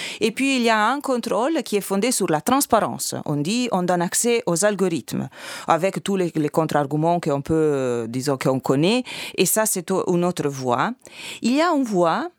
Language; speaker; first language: French; non-native, fluent; Italian